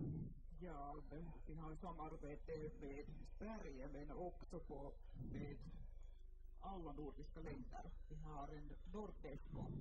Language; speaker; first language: Swedish; non-native, local second language; Finnish